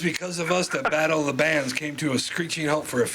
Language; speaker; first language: English; native; English